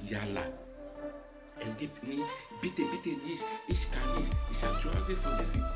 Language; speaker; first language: German; non-native, learner; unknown